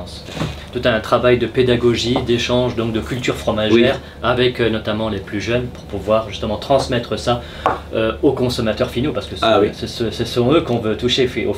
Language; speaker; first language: French; native; French